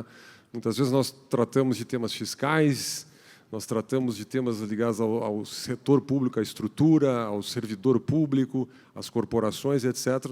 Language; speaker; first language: Portuguese; native; Portuguese